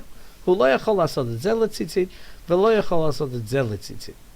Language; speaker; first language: Hebrew; non-native, fluent; English